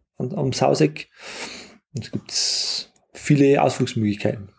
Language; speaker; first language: German; native; German